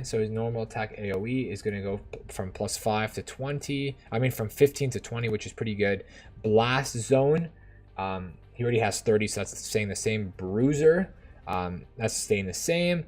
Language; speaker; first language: English; native; English